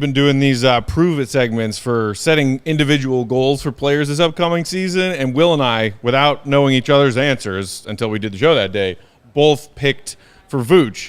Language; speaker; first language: English; native; English